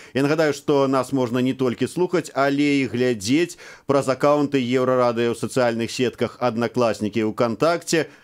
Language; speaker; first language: Belarusian; native; Belarusian